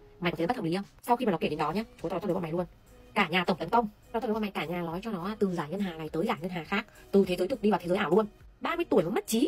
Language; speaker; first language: Vietnamese; native; Vietnamese